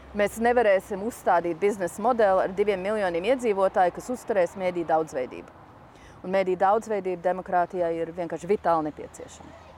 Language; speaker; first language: Latvian; early bilingual, heritage; Latvian